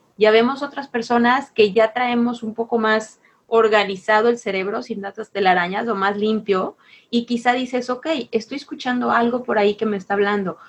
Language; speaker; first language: Spanish; native; Spanish